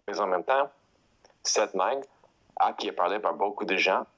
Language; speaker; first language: French; non-native, fluent; English